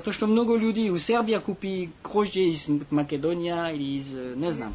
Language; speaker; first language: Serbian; non-native, learner; French